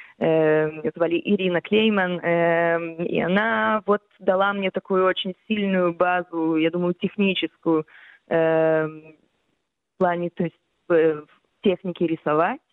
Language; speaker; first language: Russian; early bilingual, heritage; Russian